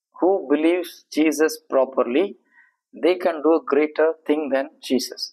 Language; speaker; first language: English; non-native, local second language; Tamil